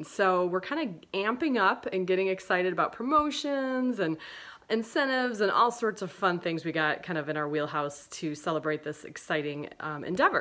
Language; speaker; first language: English; native; English